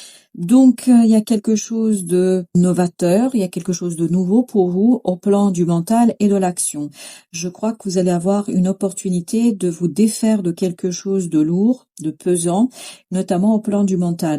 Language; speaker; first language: French; native; French